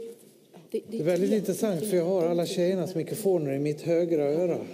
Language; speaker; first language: Swedish; native; Swedish